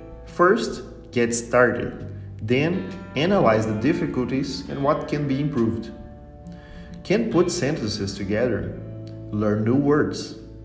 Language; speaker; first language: English; non-native, fluent; Portuguese